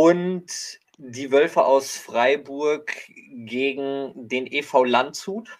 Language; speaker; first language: German; native; German